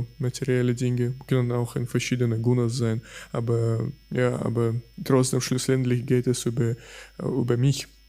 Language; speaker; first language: German; non-native, fluent; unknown